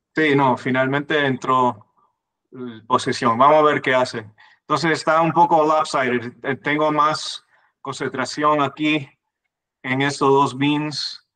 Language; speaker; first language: Spanish; non-native, fluent; English